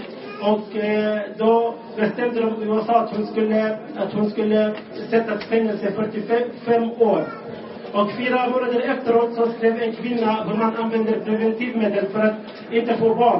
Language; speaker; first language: Swedish; non-native, local second language; Arabic